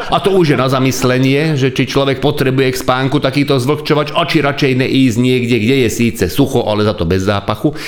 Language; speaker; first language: Slovak; non-native, local second language; Hungarian